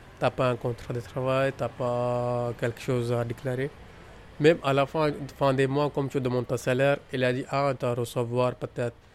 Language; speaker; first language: French; non-native, learner; Punjabi